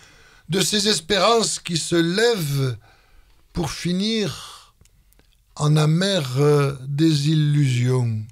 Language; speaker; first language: French; native; French